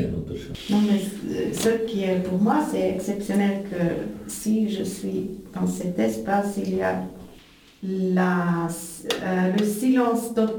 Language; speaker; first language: French; non-native, learner; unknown